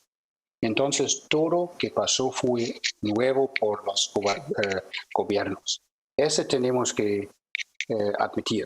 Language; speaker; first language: Spanish; non-native, fluent; German